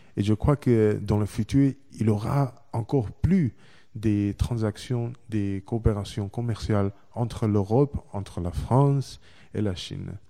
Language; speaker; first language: French; non-native, learner; Chinese